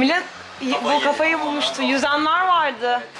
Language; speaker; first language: Turkish; native; Turkish